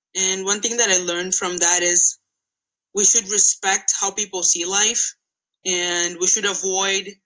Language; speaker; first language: English; non-native, fluent; Portuguese